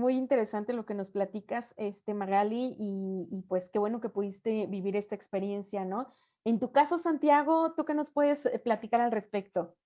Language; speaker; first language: Spanish; native; Spanish